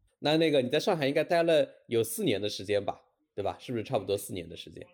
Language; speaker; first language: Chinese; native; Chinese